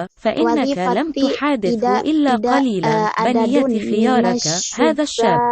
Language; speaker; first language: Arabic; non-native, learner; Indonesian